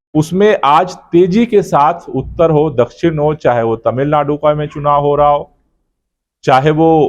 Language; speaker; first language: Hindi; native; Hindi